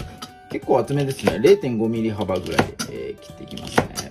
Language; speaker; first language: Japanese; native; Japanese